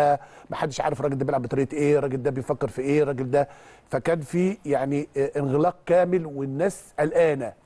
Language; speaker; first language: Arabic; native; Arabic